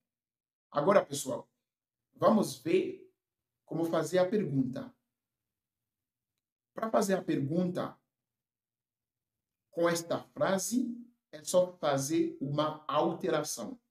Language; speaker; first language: Portuguese; non-native, fluent; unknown